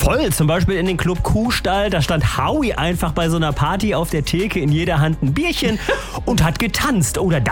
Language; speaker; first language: German; native; German